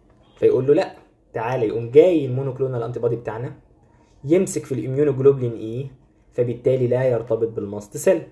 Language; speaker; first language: Arabic; native; Arabic